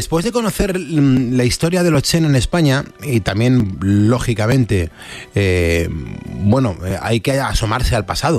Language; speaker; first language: Spanish; native; Spanish